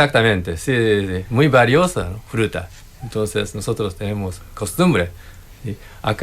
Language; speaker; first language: Spanish; non-native, learner; Japanese